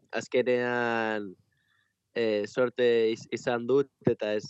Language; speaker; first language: Basque; non-native, local second language; Spanish